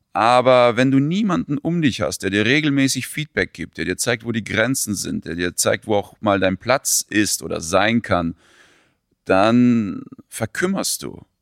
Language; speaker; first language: German; early bilingual, other home language; Russian